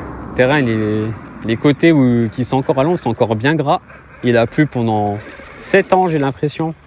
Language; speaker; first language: French; native; French